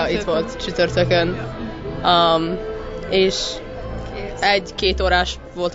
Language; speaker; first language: Hungarian; early bilingual, heritage; Hungarian